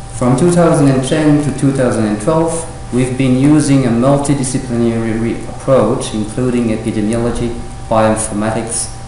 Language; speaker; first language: English; non-native, fluent; French